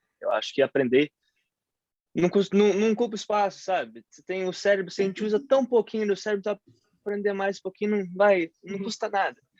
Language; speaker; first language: Portuguese; native; Portuguese